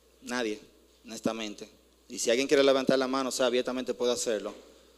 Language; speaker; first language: Spanish; native; Spanish